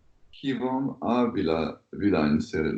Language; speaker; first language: Hungarian; non-native, learner; French